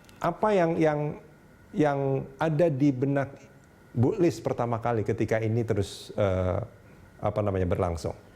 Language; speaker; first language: Indonesian; native; Indonesian